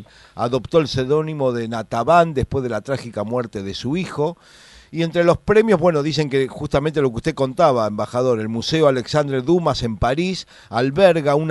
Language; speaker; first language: Spanish; native; Spanish